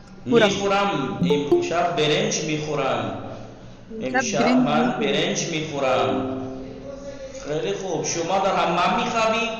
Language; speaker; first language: Persian; non-native, fluent; Urdu